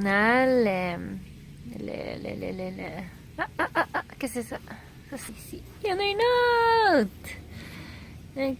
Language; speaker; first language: French; native; French